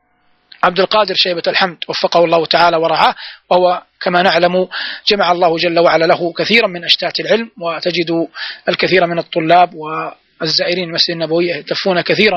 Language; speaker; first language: Arabic; native; Arabic